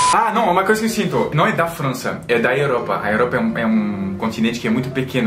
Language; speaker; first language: Portuguese; non-native, fluent; French